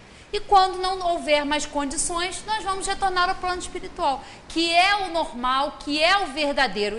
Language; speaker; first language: Portuguese; native; Portuguese